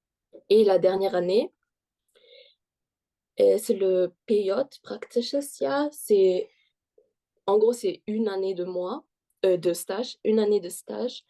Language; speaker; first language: French; early bilingual, heritage; French